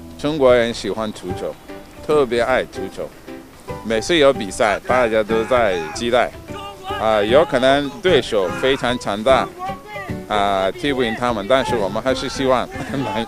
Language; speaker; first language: Chinese; non-native, fluent; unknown